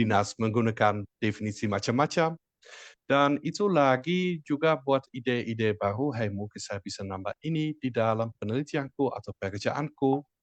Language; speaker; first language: Indonesian; non-native, fluent; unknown